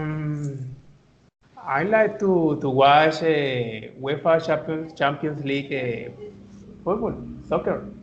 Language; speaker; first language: English; non-native, learner; Spanish